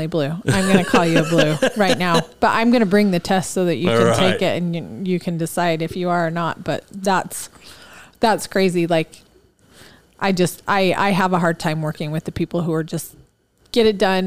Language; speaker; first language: English; native; English